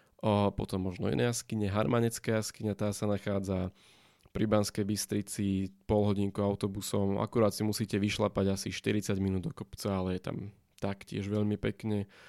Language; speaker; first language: Slovak; native; Slovak